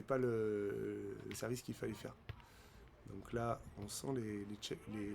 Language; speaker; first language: French; native; French